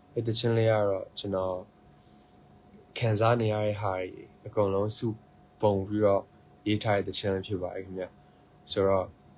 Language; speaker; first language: Burmese; non-native, local second language; Hakha Chin